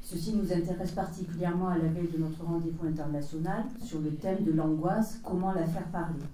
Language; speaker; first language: French; native; French